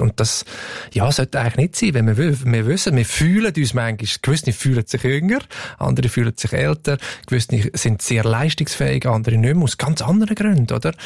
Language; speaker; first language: German; native; German